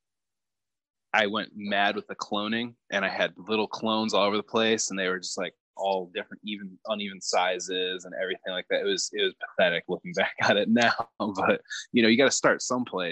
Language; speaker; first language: English; native; English